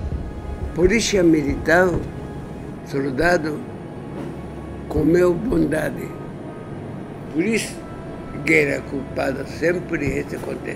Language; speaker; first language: Portuguese; non-native, learner; Japanese